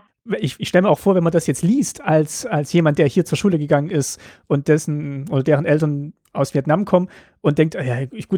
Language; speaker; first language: German; native; German